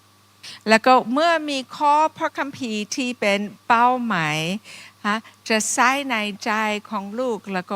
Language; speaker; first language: Thai; non-native, fluent; English